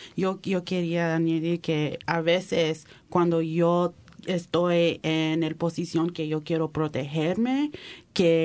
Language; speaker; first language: Spanish; early bilingual, heritage; Spanish